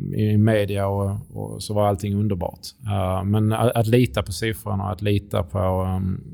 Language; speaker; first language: Swedish; native; Swedish